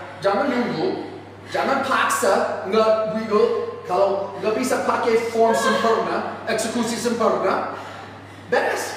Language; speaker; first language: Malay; non-native, fluent; English